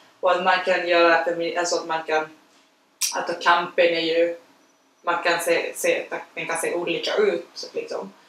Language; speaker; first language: Swedish; non-native, fluent; Spanish